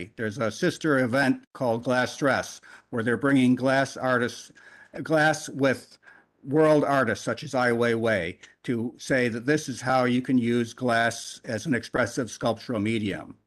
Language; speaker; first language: English; native; English